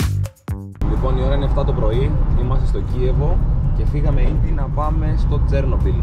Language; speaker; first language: Greek; native; Greek